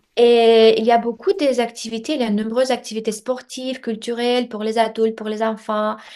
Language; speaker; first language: French; non-native, fluent; Russian